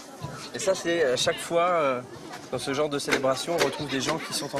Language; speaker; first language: French; native; French